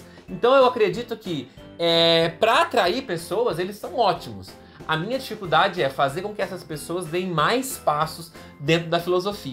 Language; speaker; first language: Portuguese; native; Portuguese